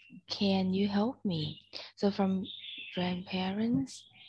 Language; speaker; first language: English; non-native, fluent; Vietnamese